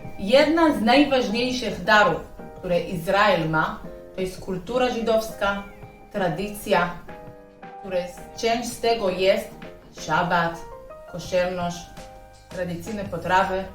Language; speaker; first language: Polish; non-native, learner; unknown